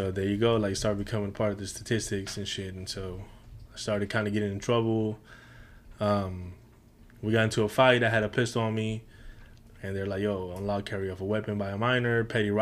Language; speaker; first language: English; non-native, fluent; Spanish